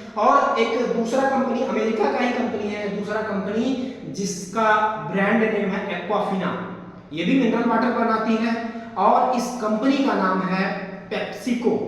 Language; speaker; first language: Hindi; native; Hindi